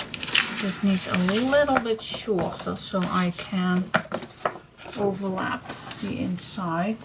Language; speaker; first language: English; non-native, fluent; Dutch